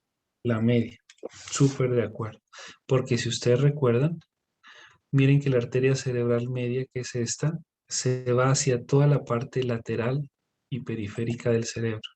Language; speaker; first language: Spanish; native; Spanish